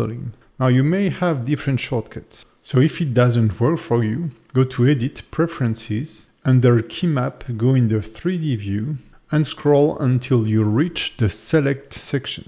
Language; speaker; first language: English; non-native, fluent; French